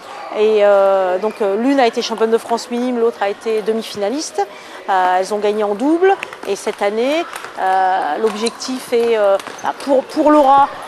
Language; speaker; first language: French; native; French